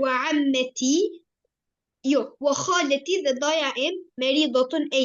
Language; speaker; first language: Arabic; non-native, learner; Albanian